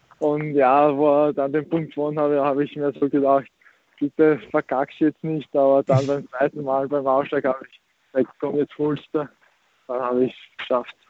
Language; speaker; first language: German; early bilingual, other home language; Croatian